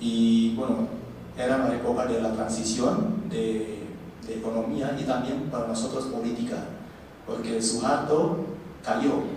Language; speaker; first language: Spanish; non-native, learner; Indonesian